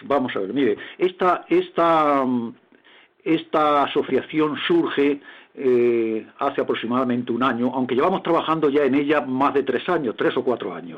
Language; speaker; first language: Spanish; native; Spanish